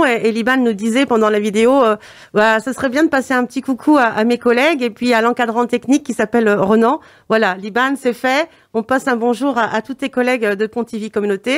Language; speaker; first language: French; native; French